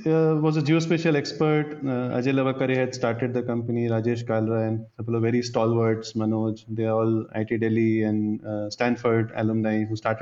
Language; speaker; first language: English; non-native, local second language; Bangla